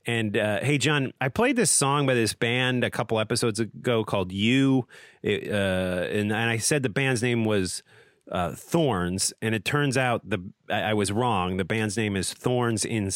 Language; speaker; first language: English; native; English